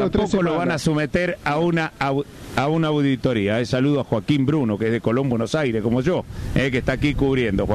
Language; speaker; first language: Spanish; native; Spanish